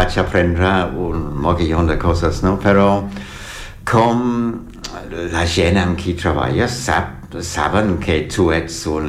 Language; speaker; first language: Catalan; non-native, fluent; English